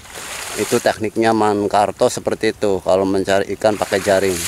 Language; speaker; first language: Indonesian; native; Indonesian